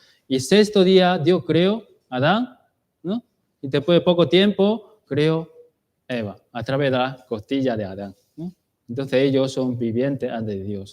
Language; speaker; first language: Spanish; non-native, learner; Chinese